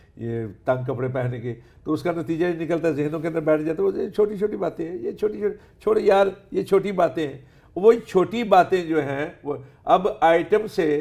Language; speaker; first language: Urdu; non-native, local second language; Punjabi